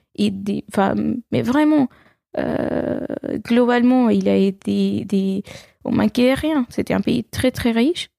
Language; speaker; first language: French; non-native, fluent; Spanish